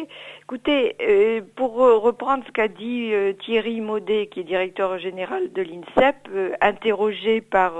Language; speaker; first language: French; native; French